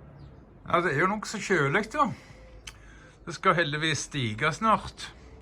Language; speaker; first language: Norwegian; native; Norwegian